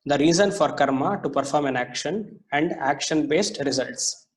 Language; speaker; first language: English; non-native, local second language; Kannada